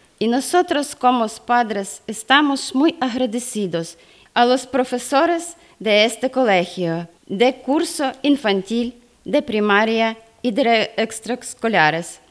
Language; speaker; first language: Spanish; non-native, fluent; Ukrainian